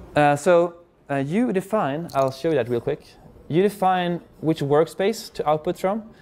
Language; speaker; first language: English; non-native, fluent; Swedish